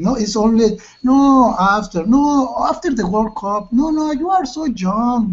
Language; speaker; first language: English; non-native, learner; Spanish